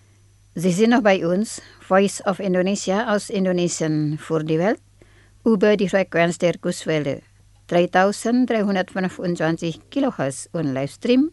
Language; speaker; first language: German; non-native, fluent; Indonesian